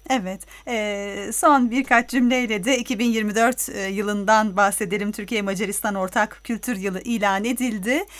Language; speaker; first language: Turkish; native; Turkish